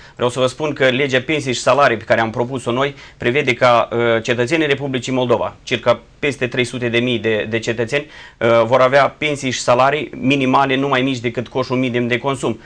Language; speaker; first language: Romanian; native; Romanian